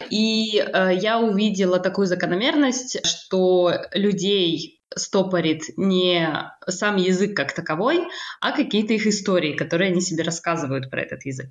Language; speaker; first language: Russian; native; Russian